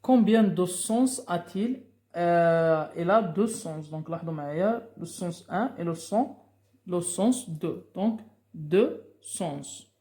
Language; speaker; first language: French; non-native, local second language; Arabic